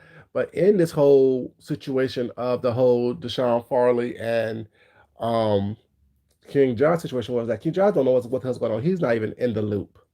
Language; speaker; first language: English; native; English